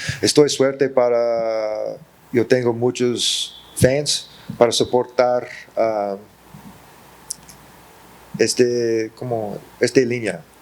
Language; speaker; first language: Spanish; early bilingual, heritage; English